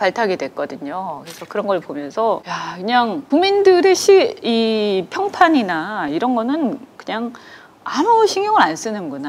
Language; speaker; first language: Korean; native; Korean